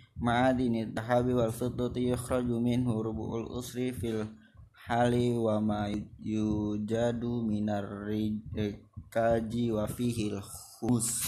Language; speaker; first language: Arabic; non-native, learner; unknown